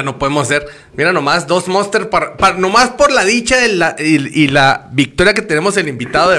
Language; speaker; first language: Spanish; native; Spanish